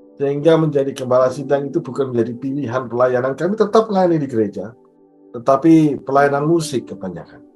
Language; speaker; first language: Indonesian; native; Indonesian